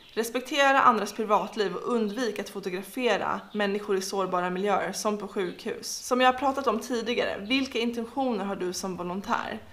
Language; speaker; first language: Swedish; native; Swedish